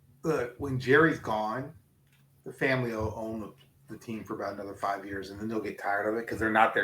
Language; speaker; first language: English; native; English